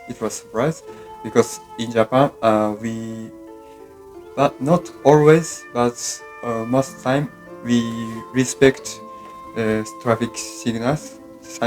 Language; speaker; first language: English; non-native, learner; Japanese